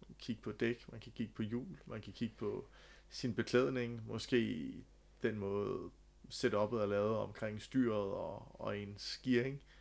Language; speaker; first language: Danish; native; Danish